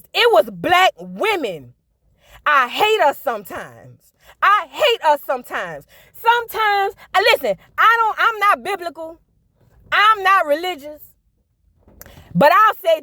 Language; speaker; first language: English; native; English